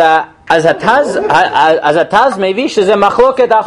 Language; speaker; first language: Hebrew; non-native, fluent; English